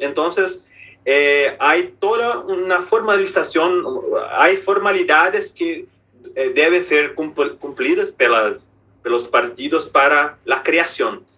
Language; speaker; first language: Spanish; non-native, fluent; Portuguese